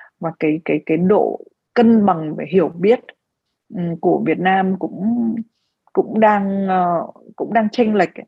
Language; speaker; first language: Vietnamese; native; Vietnamese